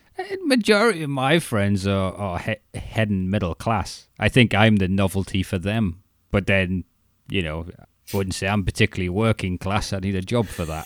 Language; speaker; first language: English; native; English